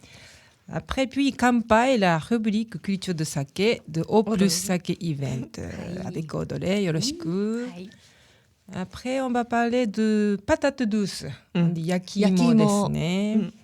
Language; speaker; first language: French; non-native, learner; Japanese